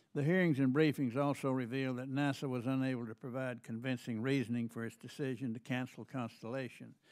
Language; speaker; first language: English; native; English